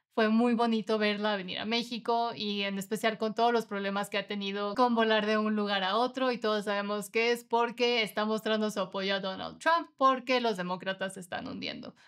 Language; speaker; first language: Spanish; native; Spanish